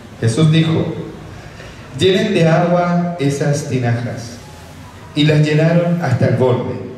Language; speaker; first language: Spanish; native; Spanish